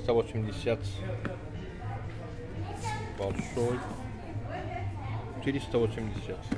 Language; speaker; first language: Russian; non-native, learner; Turkish